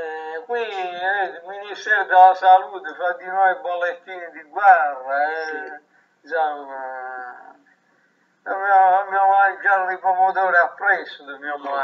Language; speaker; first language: Italian; native; Italian